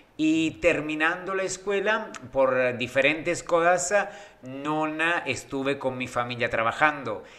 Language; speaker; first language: Spanish; non-native, fluent; Italian